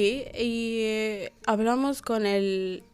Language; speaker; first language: Spanish; non-native, learner; Arabic